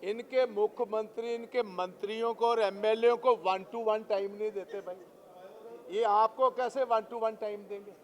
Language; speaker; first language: Hindi; non-native, local second language; Punjabi